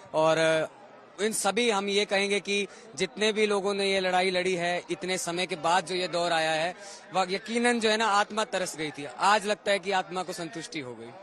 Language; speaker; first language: Hindi; native; Hindi